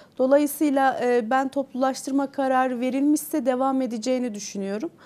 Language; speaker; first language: Turkish; native; Turkish